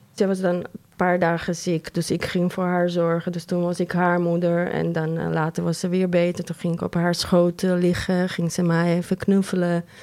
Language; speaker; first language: Dutch; non-native, fluent; Croatian